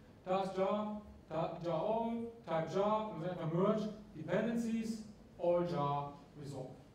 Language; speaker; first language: German; native; German